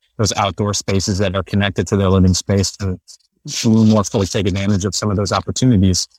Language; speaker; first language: English; non-native, fluent; Spanish